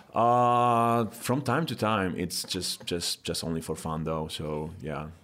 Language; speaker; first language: English; non-native, fluent; Polish